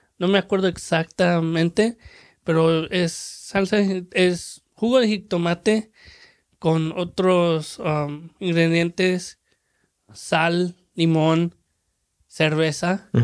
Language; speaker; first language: Spanish; early bilingual, heritage; Spanish